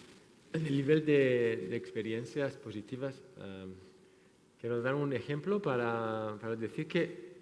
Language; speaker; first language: Spanish; non-native, fluent; French